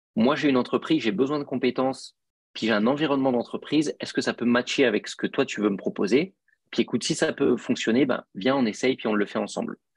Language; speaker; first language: French; native; French